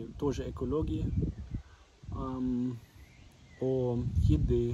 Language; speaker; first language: Russian; non-native, learner; German